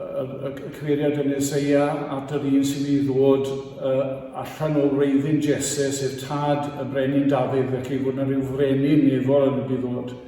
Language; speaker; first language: Welsh; native; Welsh